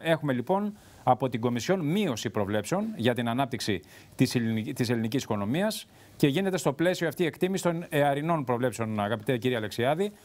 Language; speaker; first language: Greek; native; Greek